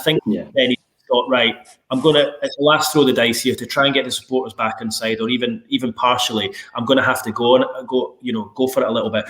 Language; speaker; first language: English; native; English